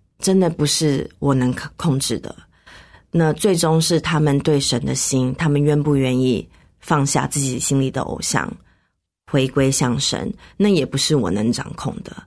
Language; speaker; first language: Chinese; native; Chinese